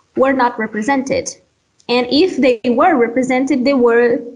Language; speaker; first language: English; non-native, fluent; Portuguese